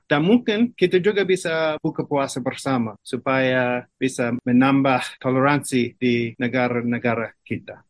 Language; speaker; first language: Malay; non-native, fluent; English